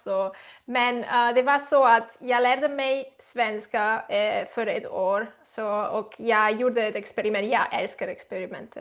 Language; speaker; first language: Swedish; non-native, learner; Spanish